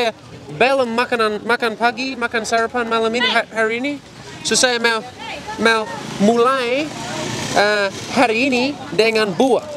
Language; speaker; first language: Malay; non-native, learner; English